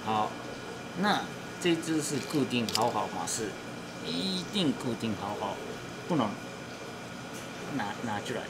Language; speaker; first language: Chinese; non-native, learner; Japanese